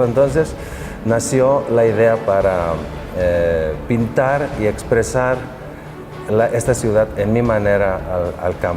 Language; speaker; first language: Spanish; non-native, fluent; Greek